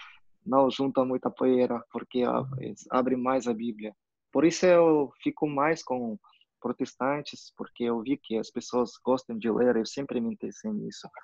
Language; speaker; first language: Portuguese; non-native, fluent; Russian